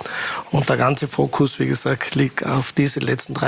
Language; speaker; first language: German; native; German